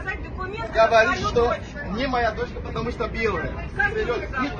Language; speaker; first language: Russian; non-native, fluent; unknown